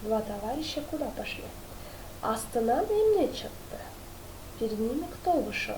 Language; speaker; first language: Russian; non-native, local second language; Kyrgyz